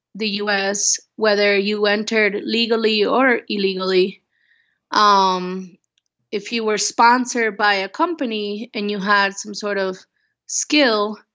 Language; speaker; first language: English; early bilingual, other home language; Spanish